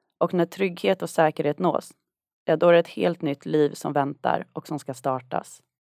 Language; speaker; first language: Swedish; native; Swedish